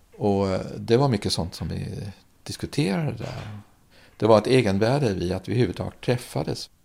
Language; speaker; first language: Swedish; early bilingual, other home language; German